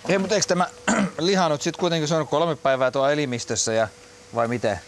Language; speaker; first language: Finnish; native; Finnish